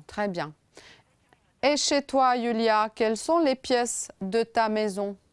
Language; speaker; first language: French; non-native, fluent; Romanian